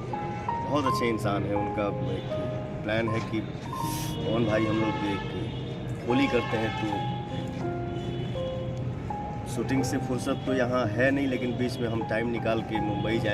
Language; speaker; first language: Hindi; non-native, local second language; Bhojpuri